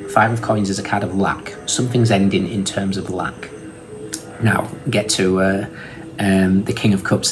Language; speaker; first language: English; native; English